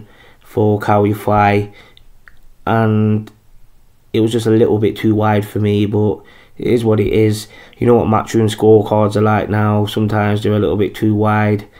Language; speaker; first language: English; native; English